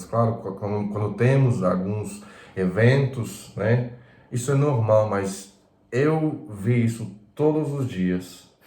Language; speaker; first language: Portuguese; non-native, fluent; Croatian